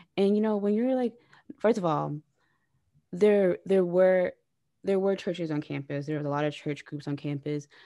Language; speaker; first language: English; native; English